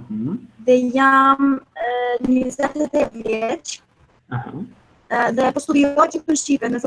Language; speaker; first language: Albanian; non-native, learner; Serbian